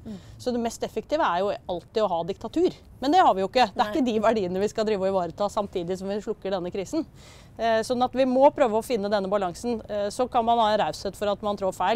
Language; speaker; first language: Norwegian; native; Norwegian